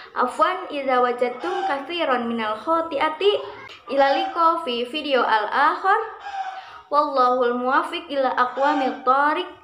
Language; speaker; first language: Arabic; non-native, learner; Indonesian